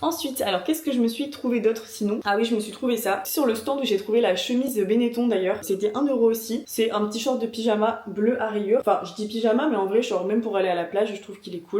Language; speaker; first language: French; native; French